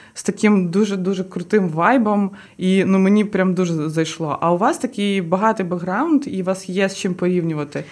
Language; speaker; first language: Ukrainian; non-native, local second language; Russian